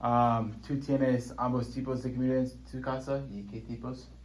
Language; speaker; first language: Spanish; non-native, learner; English